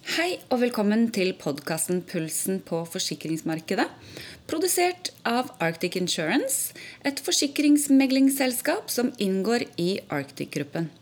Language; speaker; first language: Norwegian; native; Norwegian